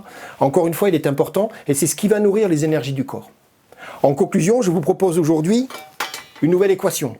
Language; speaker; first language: French; native; French